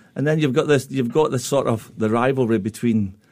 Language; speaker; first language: English; native; English